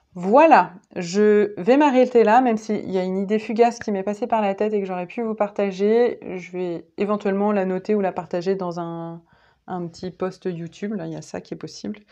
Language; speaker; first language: French; native; French